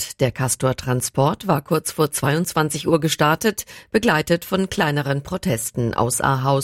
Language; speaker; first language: German; native; German